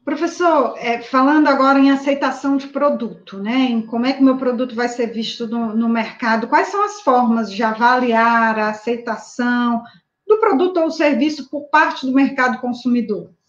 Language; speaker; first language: Portuguese; native; Portuguese